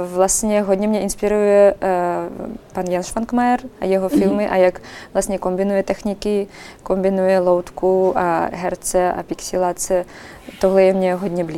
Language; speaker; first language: Czech; non-native, fluent; Russian